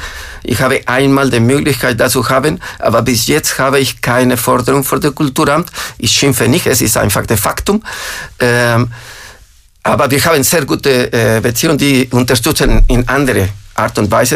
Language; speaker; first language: German; non-native, fluent; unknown